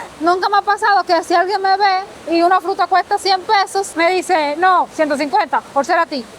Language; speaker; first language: Spanish; native; Spanish